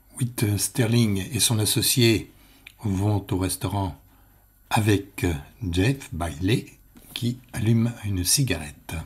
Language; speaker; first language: French; native; French